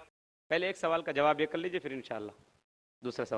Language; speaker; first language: Hindi; native; Hindi